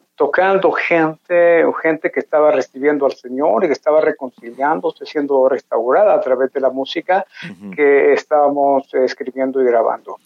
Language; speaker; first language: Spanish; native; Spanish